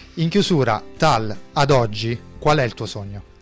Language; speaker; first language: Italian; non-native, fluent; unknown